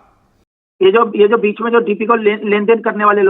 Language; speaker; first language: Hindi; native; Hindi